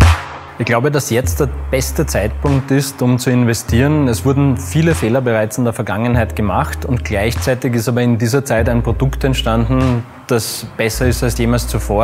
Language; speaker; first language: German; native; German